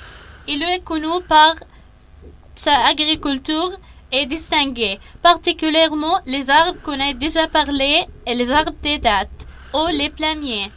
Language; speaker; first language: French; non-native, learner; Arabic